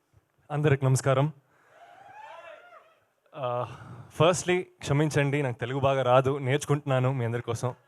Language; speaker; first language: Telugu; non-native, learner; Kannada